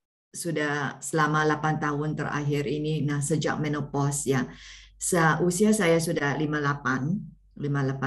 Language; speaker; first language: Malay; non-native, local second language; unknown